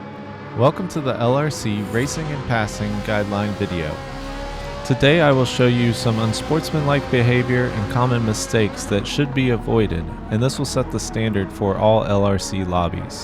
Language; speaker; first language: English; native; English